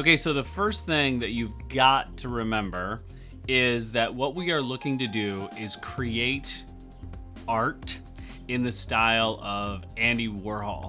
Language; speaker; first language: English; native; English